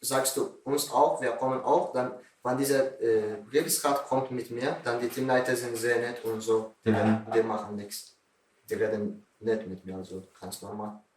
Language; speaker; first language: German; non-native, learner; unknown